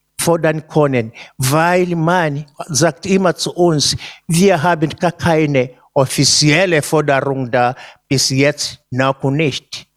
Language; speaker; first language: German; non-native, fluent; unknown